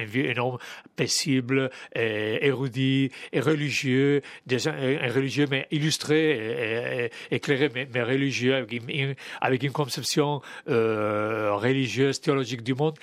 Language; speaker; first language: French; non-native, fluent; Spanish